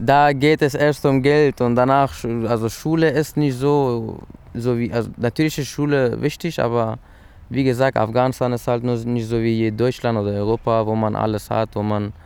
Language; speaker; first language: German; early bilingual, other home language; Persian